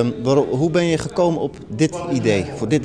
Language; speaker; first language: Dutch; native; Dutch